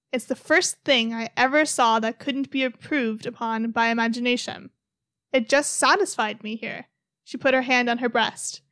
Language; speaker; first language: English; native; English